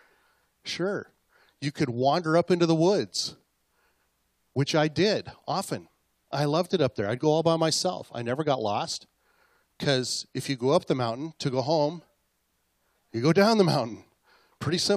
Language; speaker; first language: English; native; English